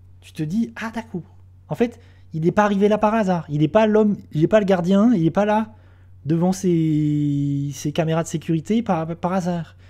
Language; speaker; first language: French; native; French